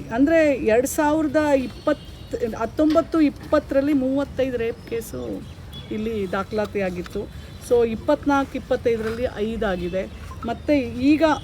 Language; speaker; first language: Kannada; native; Kannada